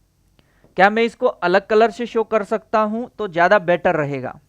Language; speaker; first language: Hindi; native; Hindi